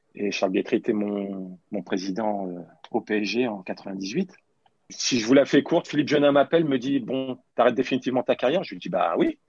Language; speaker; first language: French; native; French